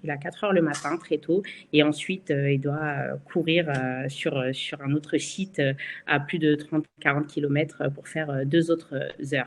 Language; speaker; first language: French; native; French